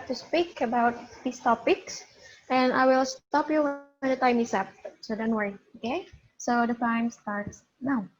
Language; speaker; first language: English; non-native, fluent; Indonesian